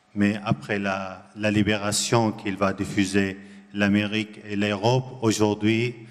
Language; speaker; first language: French; non-native, learner; Arabic